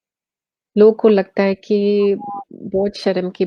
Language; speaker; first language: Hindi; early bilingual, heritage; Hindi